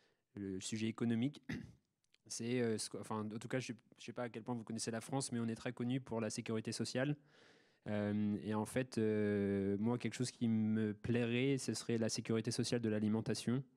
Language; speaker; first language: French; native; French